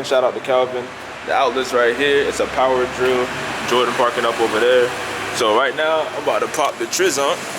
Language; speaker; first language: English; native; English